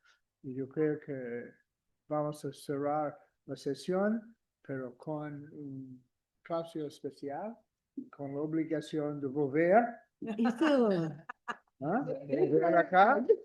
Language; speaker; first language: Spanish; non-native, fluent; English